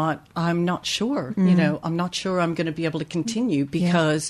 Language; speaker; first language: English; native; English